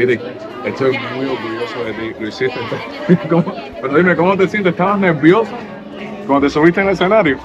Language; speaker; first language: Spanish; native; Spanish